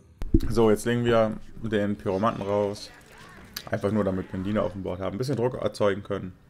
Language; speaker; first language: German; native; German